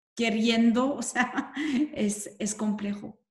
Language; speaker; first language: Spanish; non-native, fluent; French